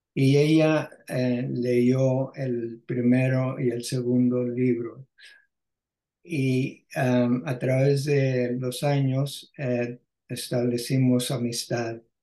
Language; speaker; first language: Spanish; early bilingual, heritage; Spanish